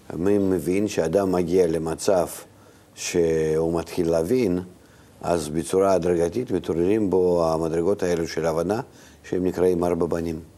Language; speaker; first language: Hebrew; non-native, fluent; Russian